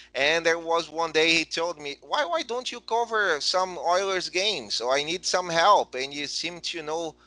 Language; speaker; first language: English; non-native, fluent; Portuguese